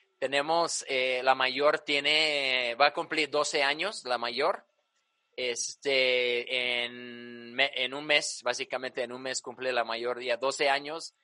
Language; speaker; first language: Spanish; early bilingual, other home language; English